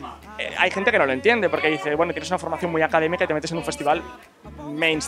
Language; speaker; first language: Spanish; native; Spanish